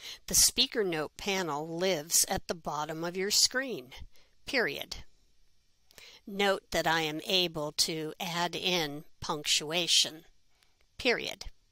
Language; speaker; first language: English; native; English